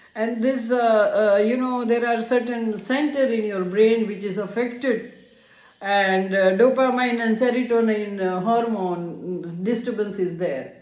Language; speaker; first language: English; non-native, local second language; Gujarati